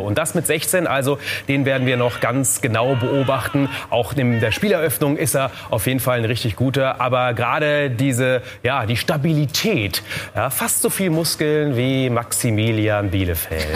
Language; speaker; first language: German; native; German